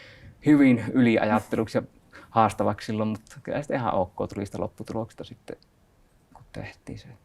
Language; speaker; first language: Finnish; native; Finnish